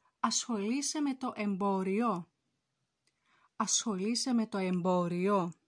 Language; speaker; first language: Greek; non-native, fluent; Turkish